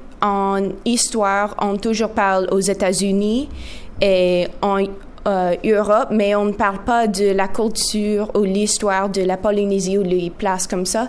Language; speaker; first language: French; non-native, learner; English